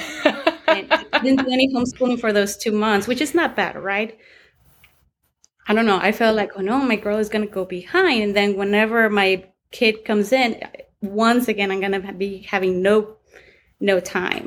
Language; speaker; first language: English; non-native, fluent; Spanish